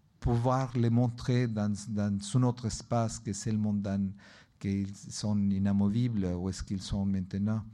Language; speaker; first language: French; non-native, learner; Spanish